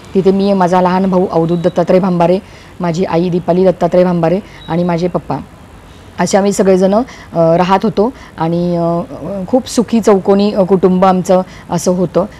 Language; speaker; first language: Marathi; native; Marathi